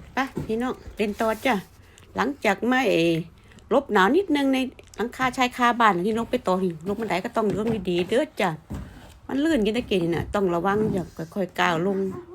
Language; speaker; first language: Thai; native; Thai